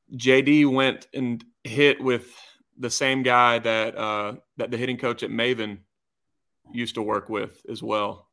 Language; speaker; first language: English; native; English